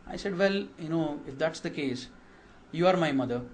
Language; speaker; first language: English; non-native, local second language; Kannada